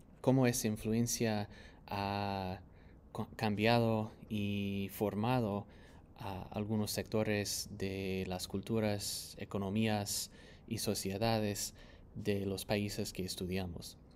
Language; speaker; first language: Spanish; non-native, fluent; English